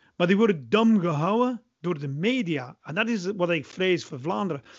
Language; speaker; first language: Dutch; non-native, fluent; English